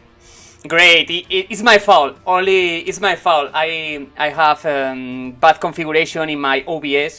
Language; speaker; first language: English; non-native, learner; Spanish